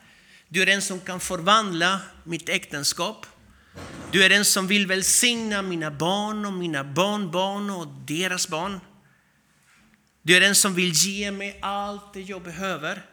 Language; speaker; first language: Swedish; non-native, fluent; Spanish